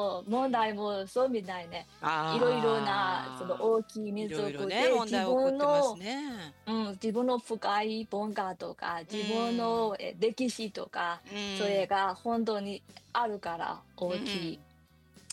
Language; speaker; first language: Japanese; non-native, learner; Burmese